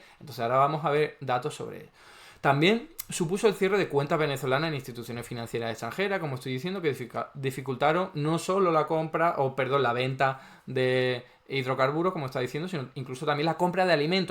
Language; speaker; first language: Spanish; native; Spanish